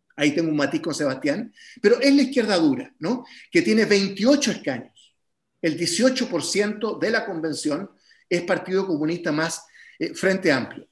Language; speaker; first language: Spanish; native; Spanish